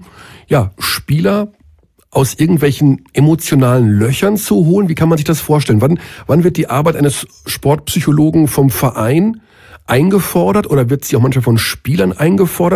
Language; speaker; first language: German; native; German